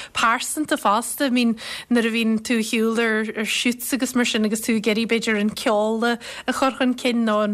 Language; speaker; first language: Irish; native; Irish